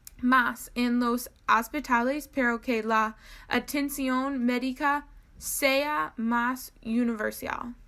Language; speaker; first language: Spanish; non-native, learner; English